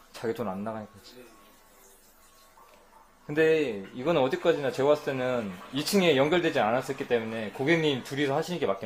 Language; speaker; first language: Korean; native; Korean